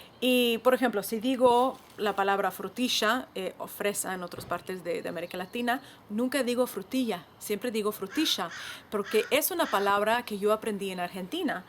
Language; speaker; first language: Spanish; non-native, fluent; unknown